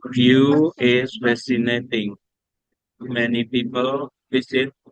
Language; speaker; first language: English; non-native, learner; Indonesian